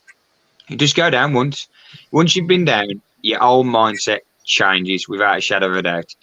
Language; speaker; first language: English; native; English